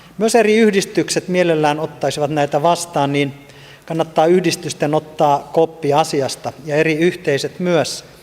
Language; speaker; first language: Finnish; native; Finnish